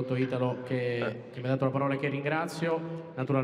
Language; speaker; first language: Italian; native; Italian